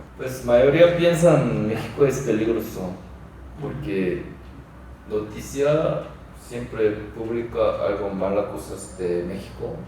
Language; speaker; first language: Spanish; non-native, learner; Korean